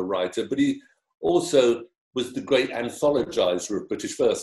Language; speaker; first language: English; native; English